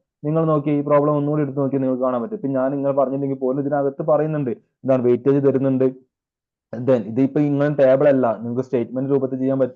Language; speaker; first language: Malayalam; native; Malayalam